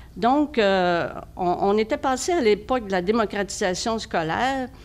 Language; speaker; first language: French; native; French